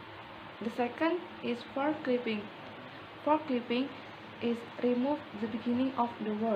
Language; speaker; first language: English; non-native, learner; Indonesian